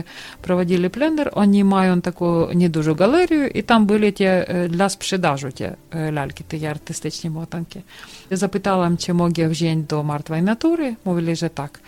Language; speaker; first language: Polish; non-native, learner; Ukrainian